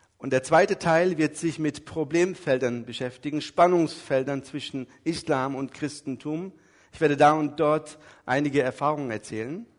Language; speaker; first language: German; early bilingual, other home language; Turkish